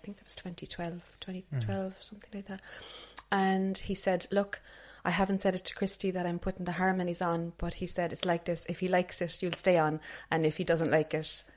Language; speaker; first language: English; native; English